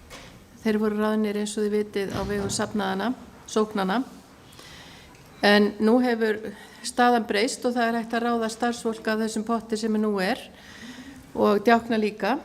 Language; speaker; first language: Icelandic; native; Icelandic